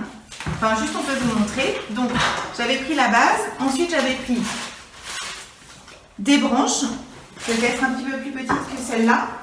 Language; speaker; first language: French; native; French